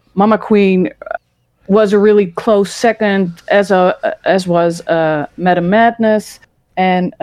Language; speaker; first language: English; early bilingual, other home language; Dutch